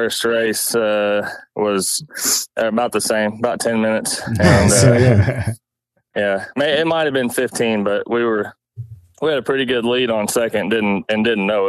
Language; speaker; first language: English; native; English